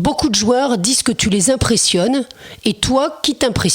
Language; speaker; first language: French; native; French